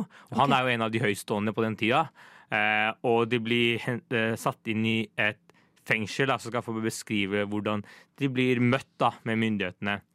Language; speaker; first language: Norwegian; native; Norwegian